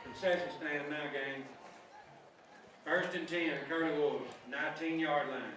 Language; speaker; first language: English; native; English